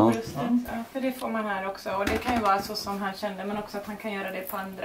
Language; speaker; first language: Swedish; native; Swedish